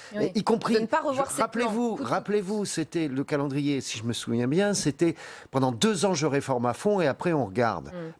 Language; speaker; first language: French; native; French